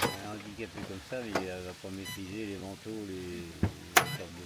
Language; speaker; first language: French; native; French